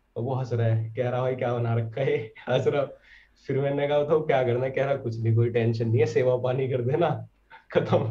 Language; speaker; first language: Hindi; native; Hindi